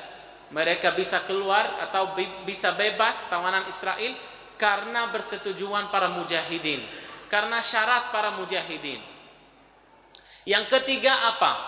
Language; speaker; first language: Indonesian; non-native, fluent; Arabic